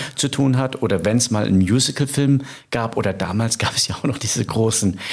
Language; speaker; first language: German; native; German